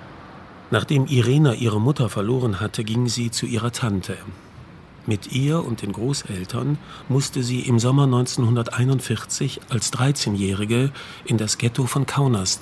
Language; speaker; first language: German; native; German